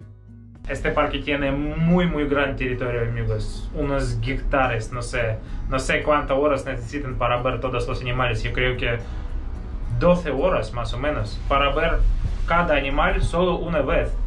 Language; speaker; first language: Spanish; non-native, learner; Russian